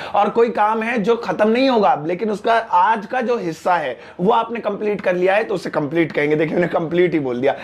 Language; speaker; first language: Hindi; native; Hindi